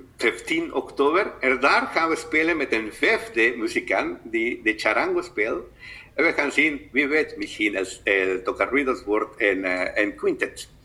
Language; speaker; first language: Dutch; non-native, fluent; Spanish